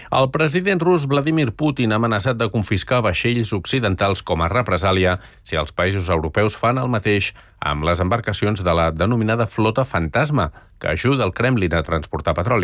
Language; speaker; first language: Catalan; native; Catalan